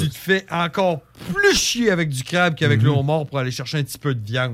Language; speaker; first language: French; native; French